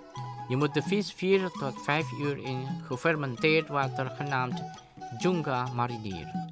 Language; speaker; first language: Dutch; non-native, fluent; Indonesian